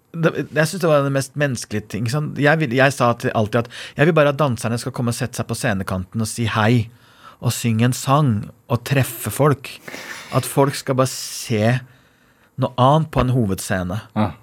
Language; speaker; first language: Norwegian; non-native, fluent; Persian